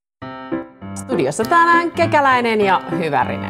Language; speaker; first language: Finnish; native; Finnish